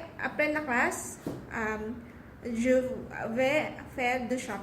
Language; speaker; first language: French; non-native, learner; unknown